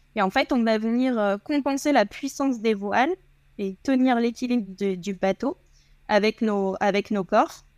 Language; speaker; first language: French; native; French